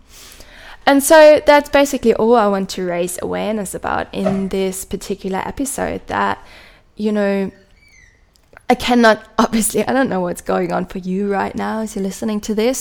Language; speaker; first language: English; non-native, fluent; German